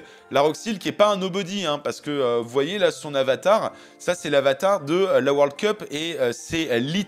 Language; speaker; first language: French; native; French